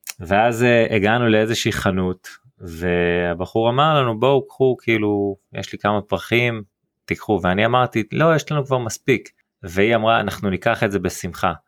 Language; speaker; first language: Hebrew; early bilingual, heritage; Hebrew